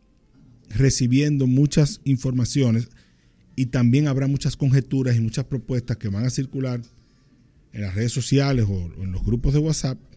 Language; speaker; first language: Spanish; native; Spanish